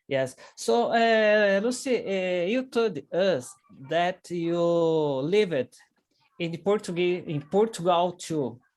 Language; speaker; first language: English; non-native, learner; Portuguese